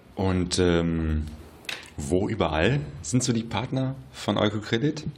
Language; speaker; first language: German; native; German